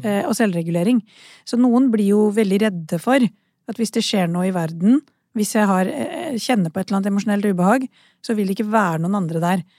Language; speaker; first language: Norwegian; early bilingual, other home language; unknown